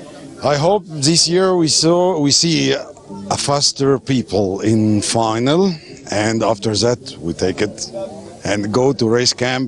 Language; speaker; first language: English; non-native, learner; Arabic